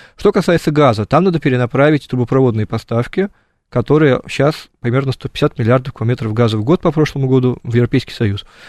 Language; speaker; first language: Russian; native; Russian